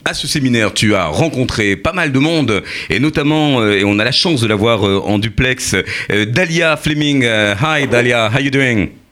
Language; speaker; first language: French; native; French